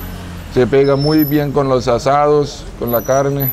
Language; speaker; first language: Spanish; non-native, fluent; German